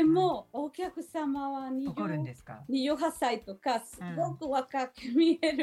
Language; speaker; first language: Japanese; non-native, learner; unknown